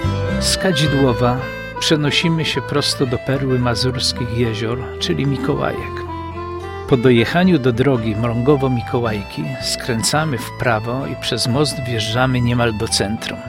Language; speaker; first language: Polish; native; Polish